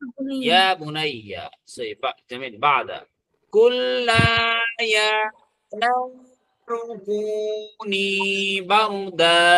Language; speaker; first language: Arabic; non-native, fluent; Bangla